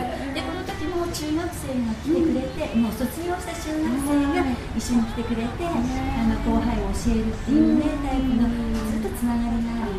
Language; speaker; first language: Japanese; native; Japanese